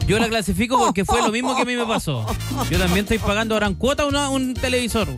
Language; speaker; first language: Spanish; native; Spanish